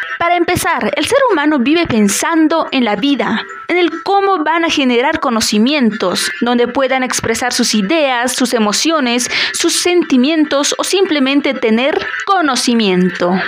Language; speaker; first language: Spanish; native; Spanish